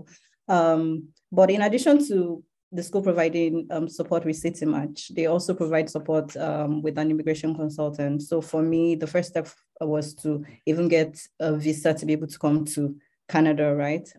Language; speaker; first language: English; non-native, local second language; Yoruba